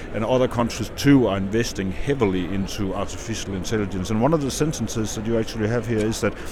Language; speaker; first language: English; non-native, fluent; Danish